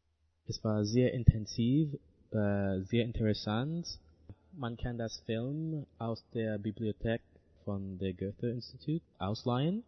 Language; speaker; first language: German; non-native, learner; English